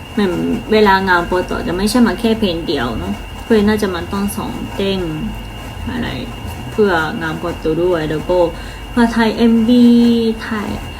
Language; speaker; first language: Thai; non-native, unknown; Japanese